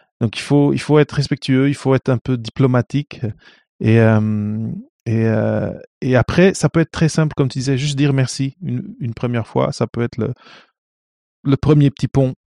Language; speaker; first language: French; non-native, fluent; Portuguese